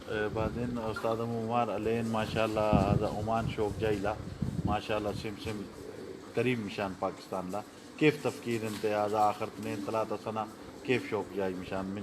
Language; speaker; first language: Arabic; non-native, learner; Urdu